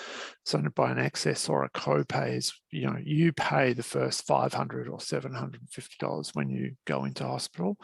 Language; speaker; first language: English; native; English